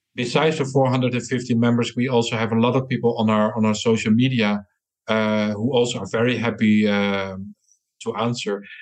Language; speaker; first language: English; non-native, fluent; Dutch